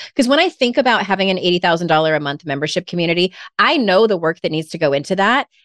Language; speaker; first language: English; native; English